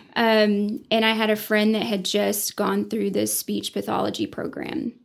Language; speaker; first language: English; native; English